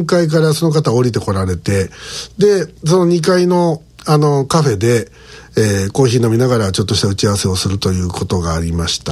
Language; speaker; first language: Japanese; native; Japanese